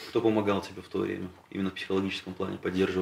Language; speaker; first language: Russian; native; Russian